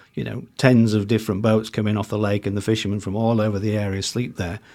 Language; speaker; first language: English; native; English